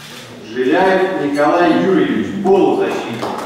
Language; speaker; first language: Russian; native; Russian